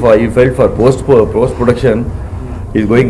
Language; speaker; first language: Telugu; non-native, local second language; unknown